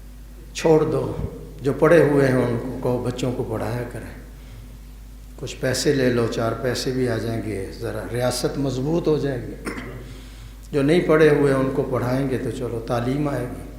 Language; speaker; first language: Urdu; non-native, local second language; Punjabi